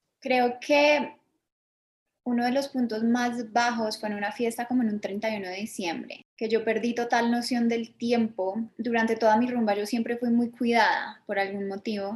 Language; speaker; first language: Spanish; early bilingual, other home language; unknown